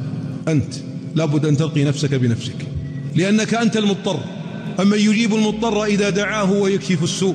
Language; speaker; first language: Arabic; native; Arabic